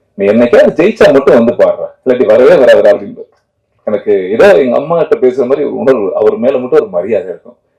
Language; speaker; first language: Tamil; native; Tamil